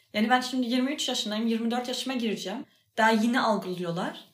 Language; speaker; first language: Turkish; early bilingual, heritage; Turkish